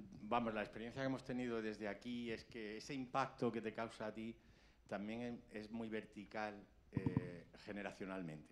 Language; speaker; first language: Spanish; native; Spanish